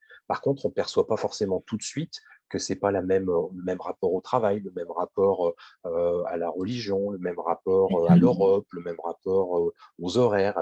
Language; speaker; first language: French; native; French